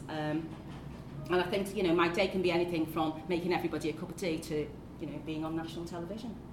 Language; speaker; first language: English; native; English